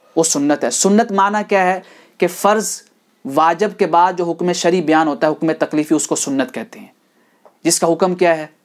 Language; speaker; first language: Urdu; non-native, local second language; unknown